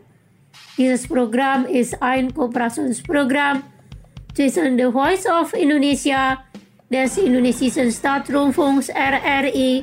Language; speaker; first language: German; non-native, fluent; Indonesian